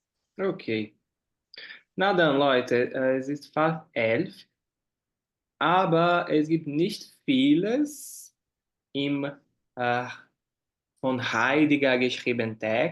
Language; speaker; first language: German; non-native, fluent; Portuguese